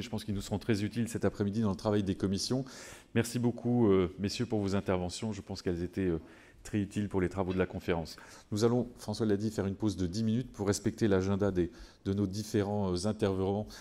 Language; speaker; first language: French; native; French